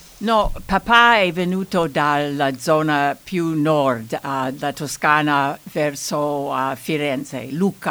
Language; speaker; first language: Italian; early bilingual, heritage; Italian